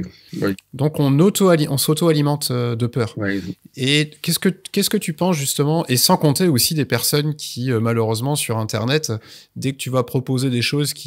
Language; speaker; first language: French; native; French